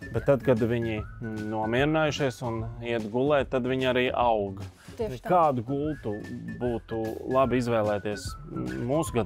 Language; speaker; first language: Latvian; native; Latvian